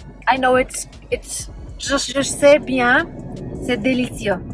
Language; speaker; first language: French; non-native, learner; Punjabi